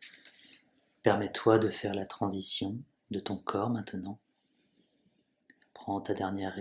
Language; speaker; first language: French; native; French